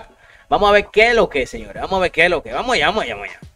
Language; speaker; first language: Spanish; native; Spanish